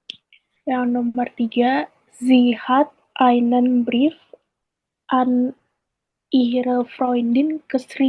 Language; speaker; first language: German; non-native, learner; Indonesian